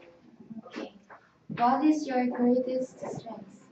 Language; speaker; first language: English; non-native, learner; Korean